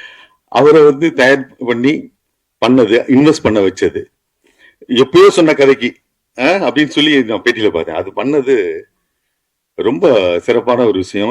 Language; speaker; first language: Tamil; native; Tamil